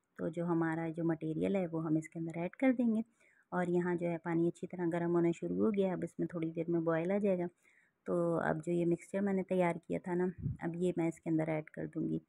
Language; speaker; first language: Urdu; native; Urdu